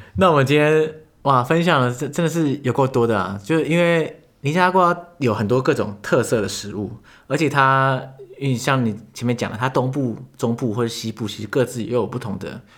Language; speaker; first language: Chinese; native; Chinese